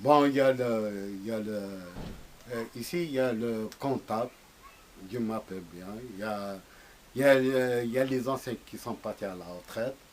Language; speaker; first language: French; non-native, local second language; Arabic